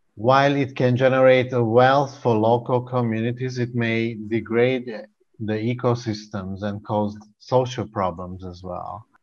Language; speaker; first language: English; non-native, fluent; Hungarian